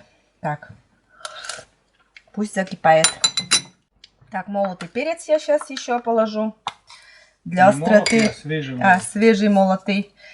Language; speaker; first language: Russian; native; Russian